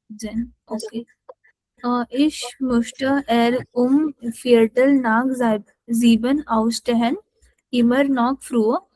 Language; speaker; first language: German; non-native, learner; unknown